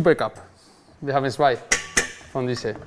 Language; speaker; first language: German; non-native, learner; Spanish